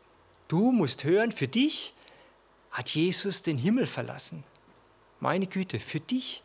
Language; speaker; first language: German; native; German